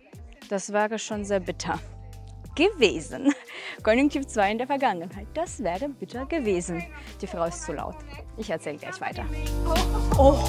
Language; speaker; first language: German; non-native, fluent; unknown